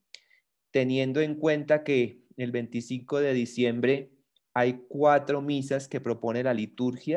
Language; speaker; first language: Spanish; native; Spanish